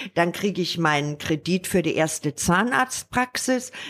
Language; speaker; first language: German; native; German